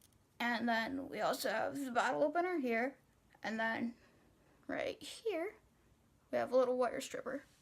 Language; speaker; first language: English; native; English